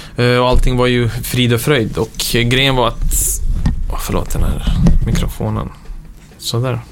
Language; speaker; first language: Swedish; early bilingual, other home language; Serbian